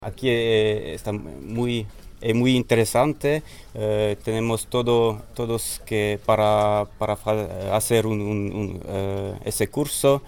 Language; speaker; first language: Spanish; non-native, learner; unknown